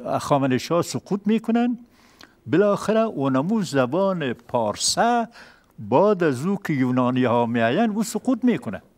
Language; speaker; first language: Persian; native; Persian